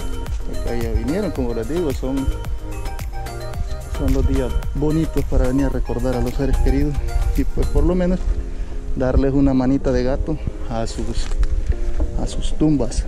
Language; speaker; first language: Spanish; native; Spanish